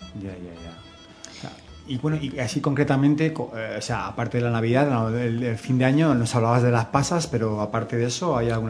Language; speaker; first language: Spanish; native; Spanish